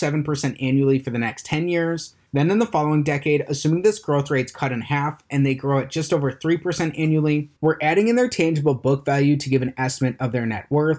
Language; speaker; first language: English; native; English